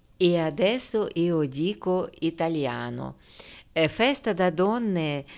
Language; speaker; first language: Italian; non-native, learner; Ukrainian